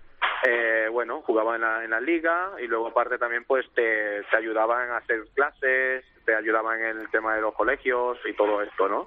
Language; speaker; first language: Spanish; native; Spanish